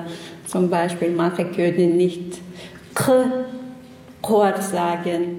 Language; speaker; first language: German; non-native, learner; Chechen